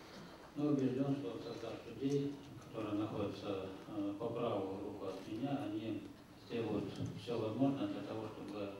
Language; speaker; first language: Russian; native; Russian